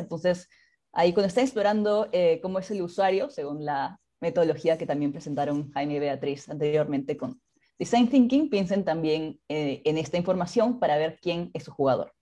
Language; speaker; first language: Spanish; native; Spanish